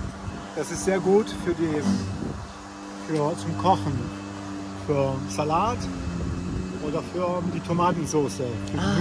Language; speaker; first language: German; non-native, fluent; Italian